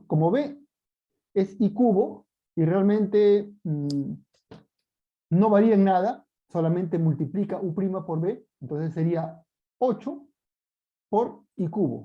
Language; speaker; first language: Spanish; native; Spanish